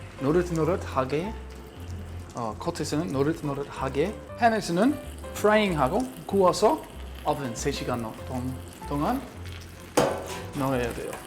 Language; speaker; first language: Korean; non-native, learner; English